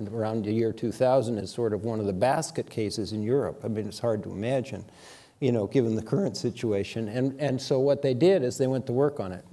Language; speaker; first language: English; native; English